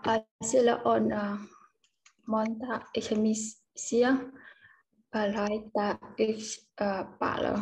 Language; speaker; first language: Finnish; non-native, learner; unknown